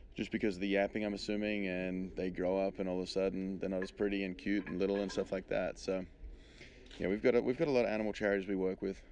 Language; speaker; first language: English; native; English